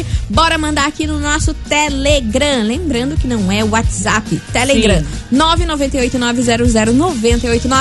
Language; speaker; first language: Portuguese; native; Portuguese